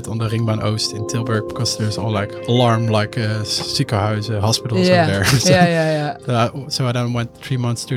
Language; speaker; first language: English; non-native, fluent; Dutch